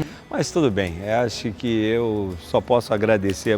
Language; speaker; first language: Portuguese; native; Portuguese